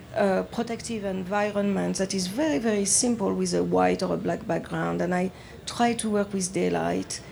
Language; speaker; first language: English; non-native, fluent; French